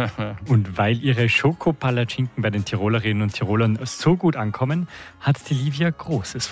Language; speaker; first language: German; native; German